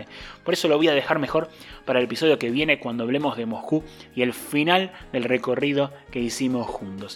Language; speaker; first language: Spanish; native; Spanish